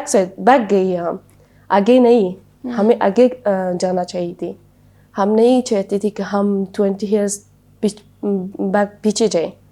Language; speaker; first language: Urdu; non-native, learner; Persian